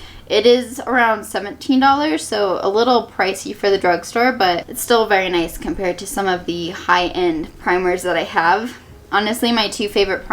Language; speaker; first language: English; native; English